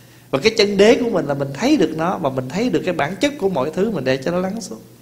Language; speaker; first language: Vietnamese; early bilingual, heritage; Vietnamese